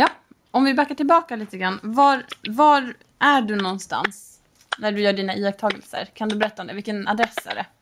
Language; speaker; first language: Swedish; native; Swedish